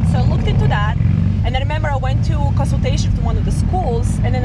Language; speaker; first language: English; non-native, fluent; Serbian